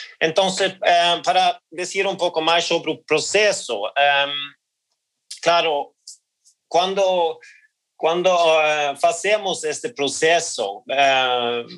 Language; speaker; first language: Portuguese; non-native, learner; Norwegian